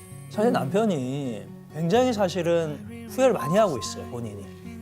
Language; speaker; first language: Korean; native; Korean